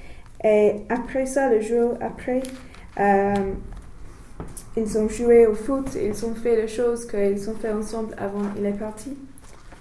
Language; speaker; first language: French; non-native, learner; English